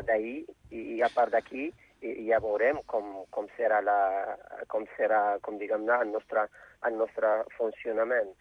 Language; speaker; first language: Catalan; non-native, fluent; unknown